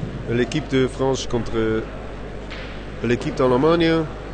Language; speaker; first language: French; non-native, learner; Dutch